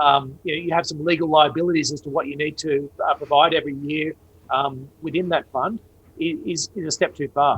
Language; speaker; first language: English; native; English